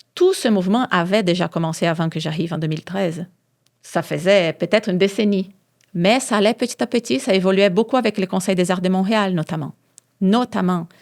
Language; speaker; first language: French; non-native, fluent; Portuguese